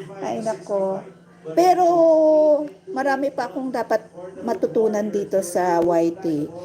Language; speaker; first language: Filipino; non-native, local second language; Hiligaynon